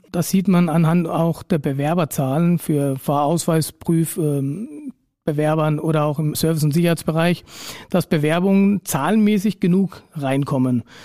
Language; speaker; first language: German; native; German